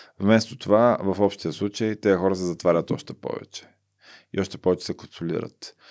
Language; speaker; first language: Bulgarian; native; Bulgarian